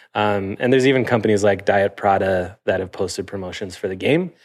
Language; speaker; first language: English; native; English